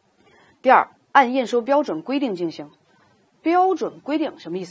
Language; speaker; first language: Chinese; native; Chinese